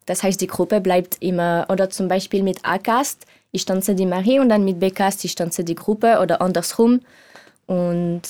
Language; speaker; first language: German; non-native, learner; French